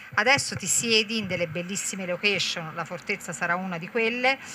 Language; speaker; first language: Italian; native; Italian